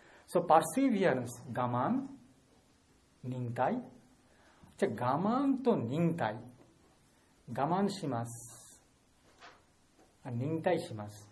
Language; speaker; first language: Japanese; non-native, learner; Bangla